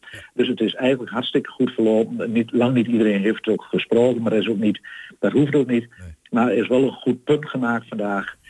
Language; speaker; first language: Dutch; native; Dutch